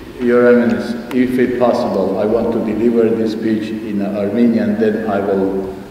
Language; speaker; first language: English; non-native, fluent; Armenian